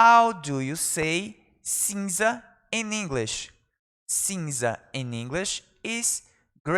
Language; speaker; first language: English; non-native, fluent; Portuguese